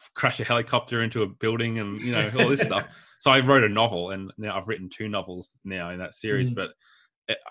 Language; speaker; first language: English; native; English